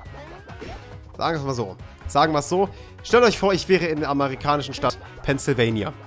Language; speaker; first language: German; native; German